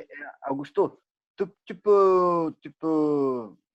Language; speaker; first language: French; non-native, learner; Portuguese